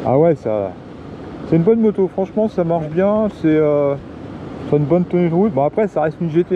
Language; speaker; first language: French; native; French